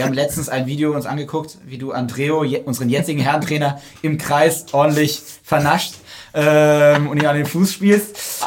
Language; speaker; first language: German; native; German